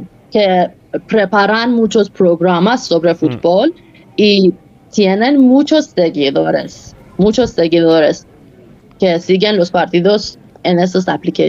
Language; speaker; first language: Spanish; non-native, fluent; Persian